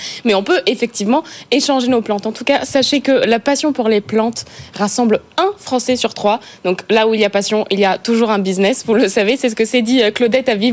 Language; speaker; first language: French; native; French